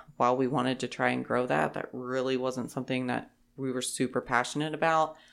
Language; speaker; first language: English; native; English